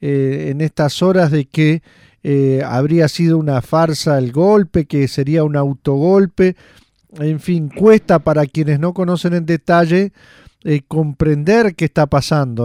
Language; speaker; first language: Spanish; native; Spanish